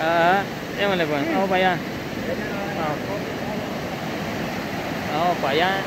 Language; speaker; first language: Spanish; native; Spanish